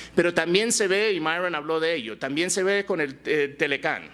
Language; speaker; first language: Spanish; early bilingual, heritage; Spanish